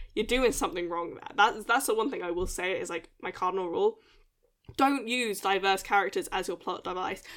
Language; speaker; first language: English; early bilingual, other home language; Malay